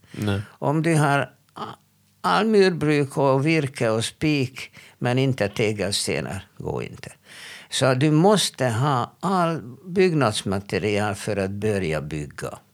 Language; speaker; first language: Swedish; non-native, fluent; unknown